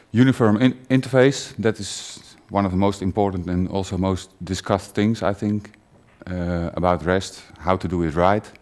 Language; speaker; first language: English; non-native, fluent; Dutch